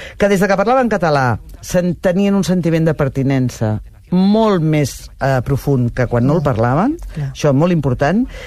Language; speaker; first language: Catalan; native; Catalan